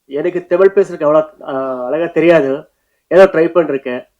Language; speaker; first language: Tamil; non-native, learner; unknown